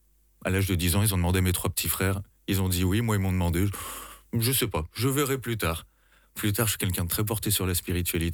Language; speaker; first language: French; native; French